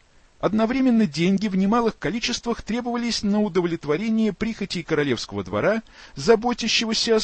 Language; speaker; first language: Russian; native; Russian